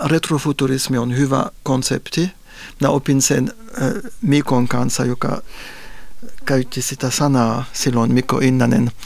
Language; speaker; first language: Finnish; non-native, fluent; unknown